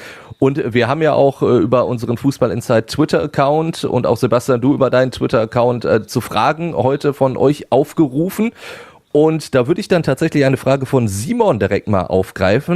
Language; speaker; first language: German; native; German